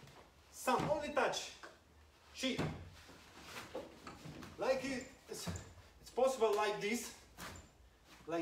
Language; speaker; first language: English; non-native, learner; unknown